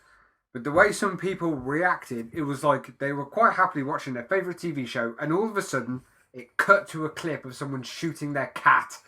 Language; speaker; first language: English; native; English